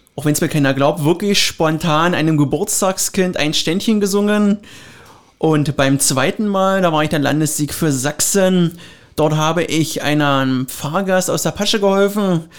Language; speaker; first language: German; native; German